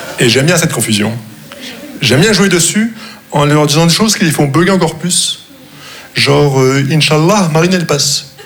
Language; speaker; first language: French; non-native, local second language; Arabic